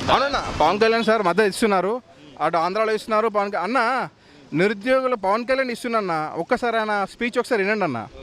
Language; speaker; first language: Telugu; native; Telugu